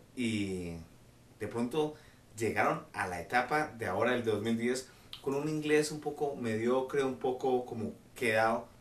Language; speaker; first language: Spanish; native; Spanish